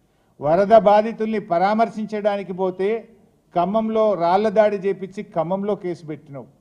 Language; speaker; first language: Telugu; native; Telugu